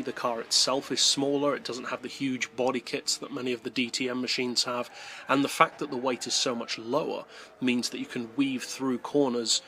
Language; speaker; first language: English; native; English